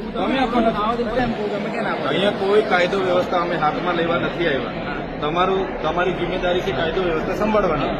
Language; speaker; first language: Gujarati; non-native, local second language; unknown